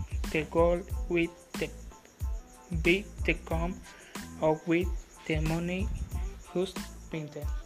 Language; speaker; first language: English; non-native, learner; Spanish